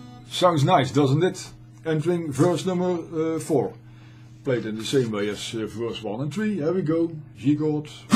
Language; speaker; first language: English; non-native, fluent; Dutch